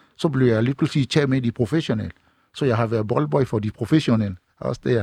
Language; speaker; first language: Danish; non-native, fluent; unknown